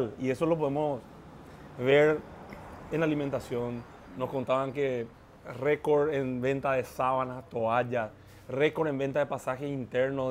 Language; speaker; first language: Spanish; native; Spanish